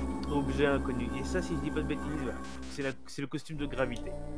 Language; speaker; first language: French; native; French